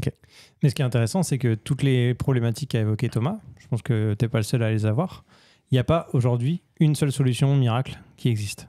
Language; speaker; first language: French; native; French